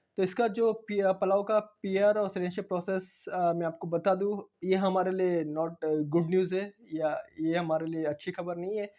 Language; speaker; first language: Hindi; non-native, local second language; Marathi